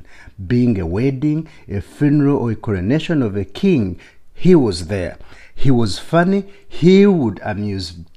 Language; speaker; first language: English; non-native, local second language; Nyankole